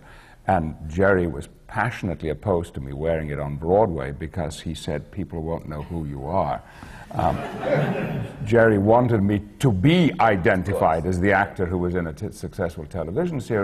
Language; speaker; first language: English; native; English